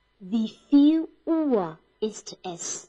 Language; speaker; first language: German; non-native, fluent; Chinese